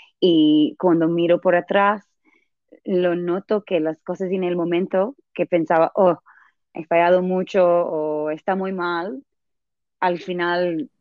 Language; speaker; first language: Spanish; non-native, learner; English